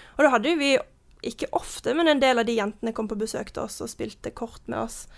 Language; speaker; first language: Norwegian; early bilingual, heritage; Norwegian